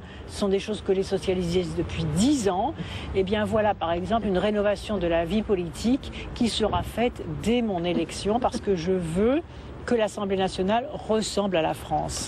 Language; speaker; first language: French; native; French